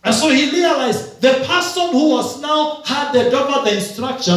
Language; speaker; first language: English; non-native, local second language; Swahili